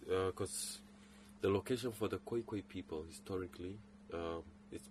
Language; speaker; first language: English; non-native, local second language; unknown